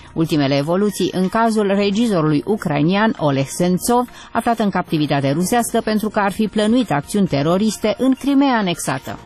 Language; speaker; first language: Romanian; native; Romanian